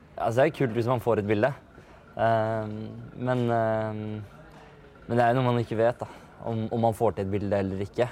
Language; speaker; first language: Norwegian; native; Norwegian